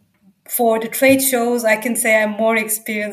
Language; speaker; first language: English; non-native, fluent; Turkish